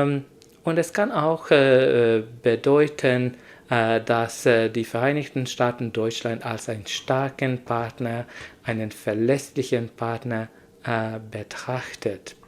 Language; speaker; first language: German; non-native, learner; Hungarian